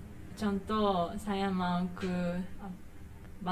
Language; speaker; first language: Indonesian; non-native, learner; Japanese